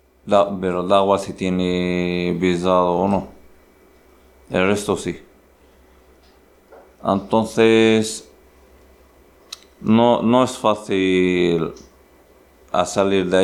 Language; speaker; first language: Spanish; non-native, learner; Arabic